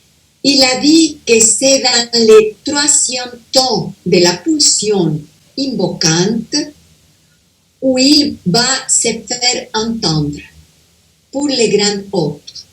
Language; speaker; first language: French; non-native, fluent; Spanish